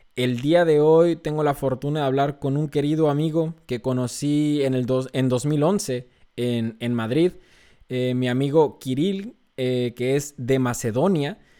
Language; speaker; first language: Spanish; native; Spanish